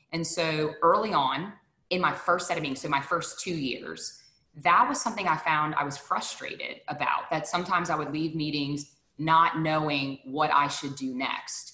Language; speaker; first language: English; native; English